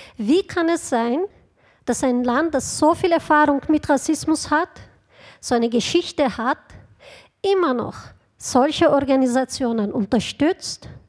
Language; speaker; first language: German; non-native, fluent; Kurdish